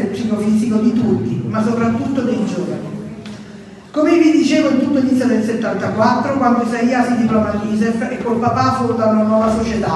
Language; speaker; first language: Italian; native; Italian